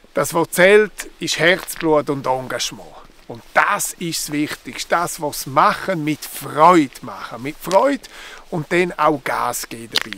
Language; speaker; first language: German; non-native, local second language; Romansh